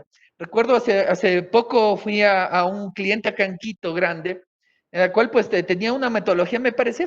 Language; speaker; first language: Spanish; native; Spanish